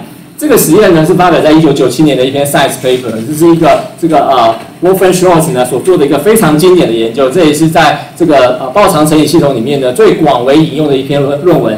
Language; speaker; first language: Chinese; native; Chinese